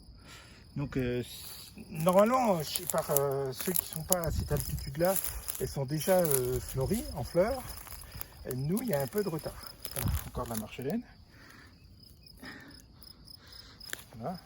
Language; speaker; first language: French; native; French